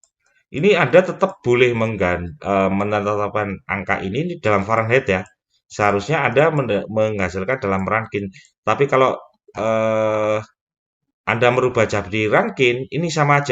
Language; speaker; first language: Indonesian; native; Indonesian